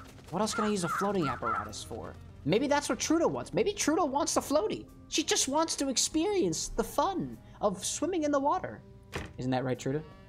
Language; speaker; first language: English; native; English